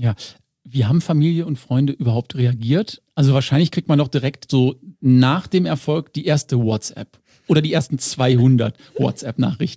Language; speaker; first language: German; native; German